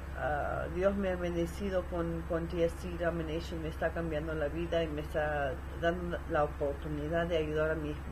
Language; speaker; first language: Spanish; early bilingual, heritage; Spanish